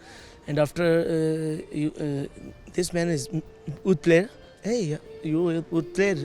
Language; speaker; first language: English; non-native, learner; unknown